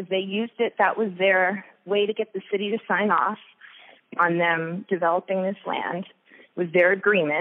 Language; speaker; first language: English; native; English